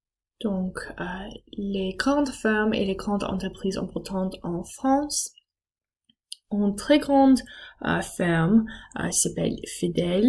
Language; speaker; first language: French; non-native, learner; English